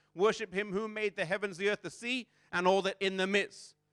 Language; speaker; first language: English; native; English